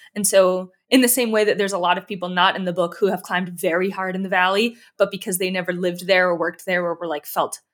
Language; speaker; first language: English; native; English